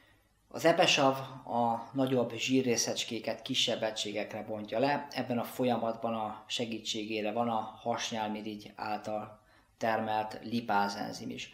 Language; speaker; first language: Hungarian; native; Hungarian